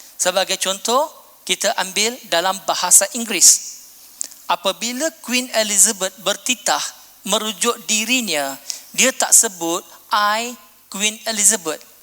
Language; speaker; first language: Malay; non-native, local second language; Punjabi